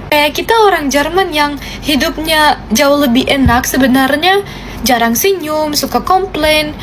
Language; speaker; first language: Indonesian; non-native, fluent; German